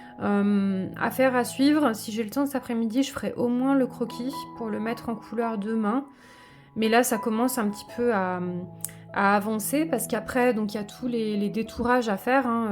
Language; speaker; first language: French; native; French